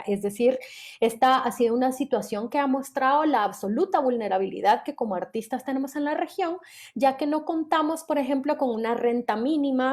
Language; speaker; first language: Spanish; native; Spanish